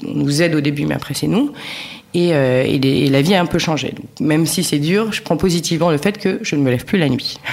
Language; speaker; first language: French; native; French